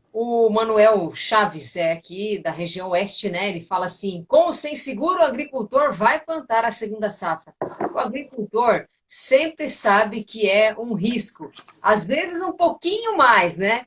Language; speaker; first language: Portuguese; native; Portuguese